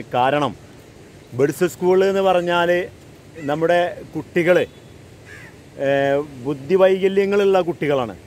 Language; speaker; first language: Malayalam; native; Malayalam